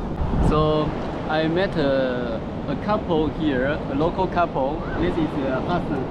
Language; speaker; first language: English; non-native, learner; Chinese